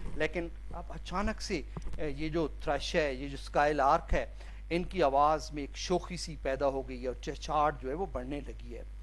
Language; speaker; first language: Urdu; non-native, local second language; Saraiki